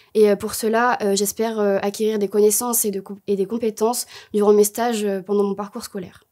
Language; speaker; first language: French; native; French